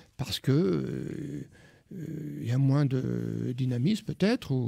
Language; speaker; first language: French; native; French